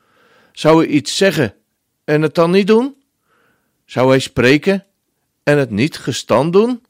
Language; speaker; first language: Dutch; native; Dutch